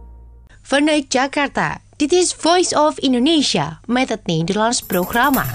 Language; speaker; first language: Dutch; non-native, fluent; Indonesian